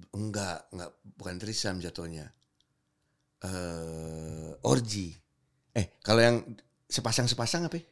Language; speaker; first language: Indonesian; native; Indonesian